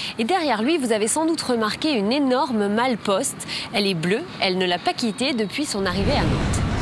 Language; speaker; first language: French; native; French